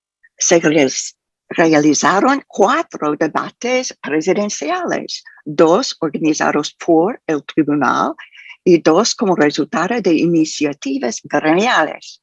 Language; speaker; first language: Spanish; non-native, fluent; English